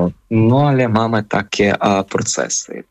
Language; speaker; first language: Polish; non-native, fluent; Ukrainian